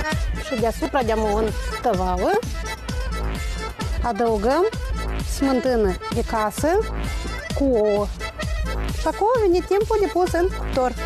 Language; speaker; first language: Romanian; non-native, local second language; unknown